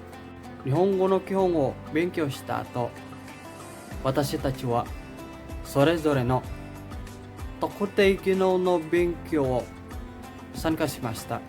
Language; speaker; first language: Japanese; non-native, learner; Indonesian